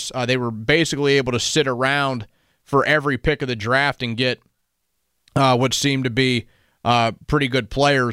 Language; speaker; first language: English; native; English